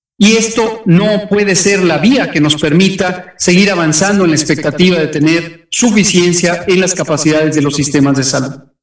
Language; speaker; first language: Spanish; native; Spanish